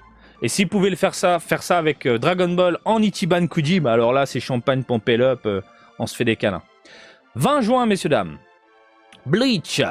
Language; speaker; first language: French; native; French